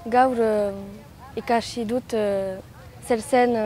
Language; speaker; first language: Basque; non-native, local second language; French